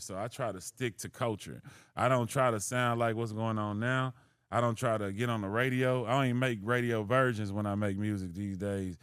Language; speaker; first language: English; native; English